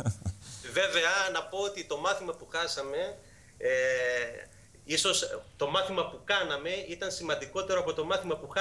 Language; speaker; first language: Greek; native; Greek